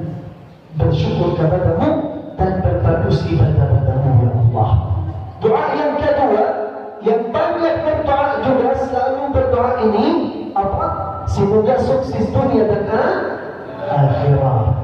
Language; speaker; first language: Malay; non-native, fluent; Arabic